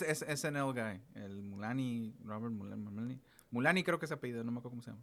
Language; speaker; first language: Spanish; native; Spanish